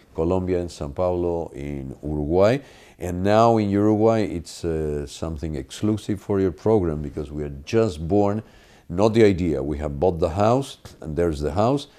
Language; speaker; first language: English; non-native, fluent; Spanish